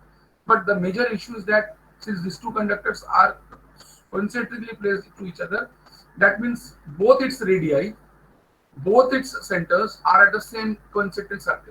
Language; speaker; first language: English; non-native, local second language; Bangla